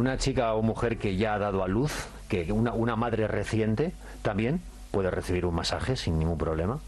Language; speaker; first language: Spanish; native; Spanish